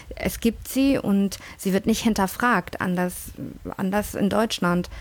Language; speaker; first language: German; early bilingual, other home language; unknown